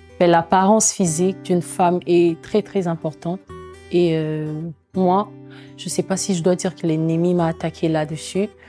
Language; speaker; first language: French; non-native, local second language; Lingala